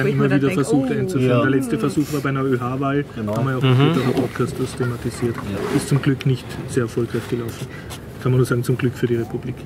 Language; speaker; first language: German; native; German